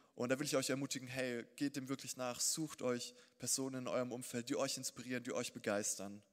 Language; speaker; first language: German; native; German